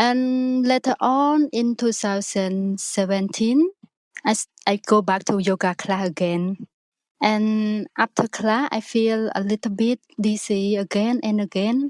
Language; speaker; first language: English; non-native, learner; Khmer